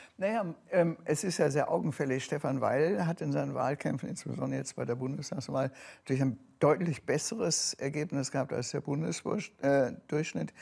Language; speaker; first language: German; native; German